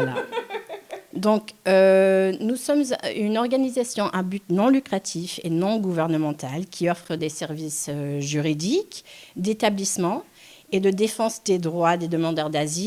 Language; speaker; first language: French; non-native, local second language; English